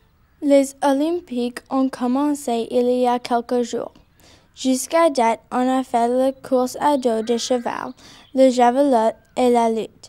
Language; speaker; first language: French; non-native, learner; English